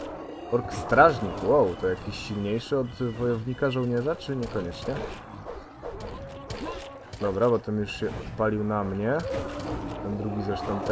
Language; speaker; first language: Polish; native; Polish